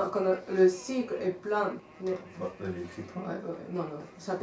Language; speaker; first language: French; non-native, learner; Japanese